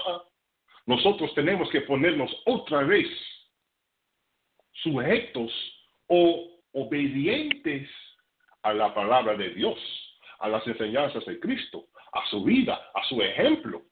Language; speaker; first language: Spanish; non-native, fluent; English